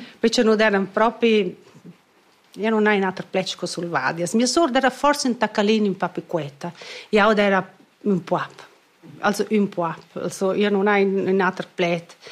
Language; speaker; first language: Italian; non-native, local second language; Romansh